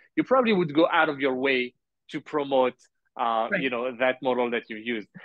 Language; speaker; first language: English; early bilingual, heritage; Arabic